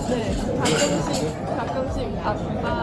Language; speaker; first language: Korean; non-native, learner; Cantonese